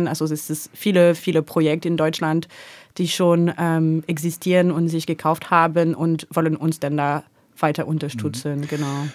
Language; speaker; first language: German; non-native, learner; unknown